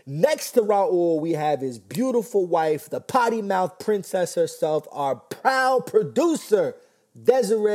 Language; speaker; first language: English; native; English